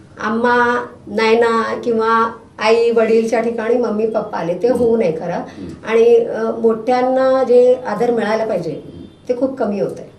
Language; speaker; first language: Marathi; non-native, local second language; Telugu